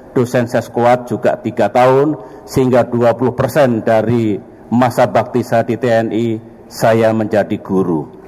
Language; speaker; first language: Indonesian; non-native, local second language; Javanese